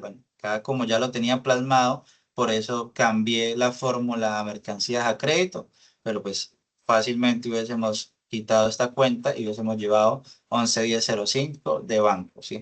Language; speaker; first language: Spanish; native; Spanish